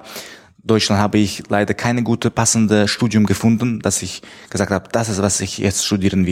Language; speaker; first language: German; non-native, fluent; Tajik